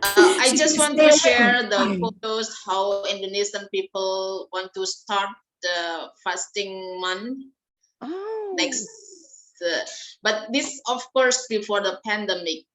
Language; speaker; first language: English; non-native, fluent; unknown